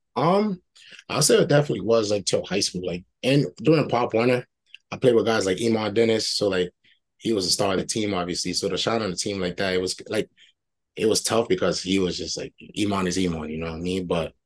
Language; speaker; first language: English; early bilingual, other home language; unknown